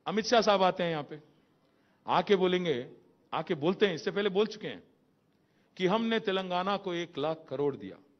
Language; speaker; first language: Hindi; non-native, local second language; Telugu